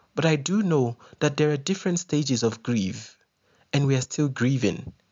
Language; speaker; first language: English; non-native, local second language; Yoruba